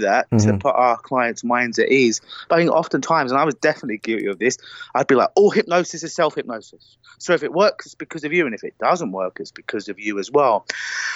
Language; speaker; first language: English; native; English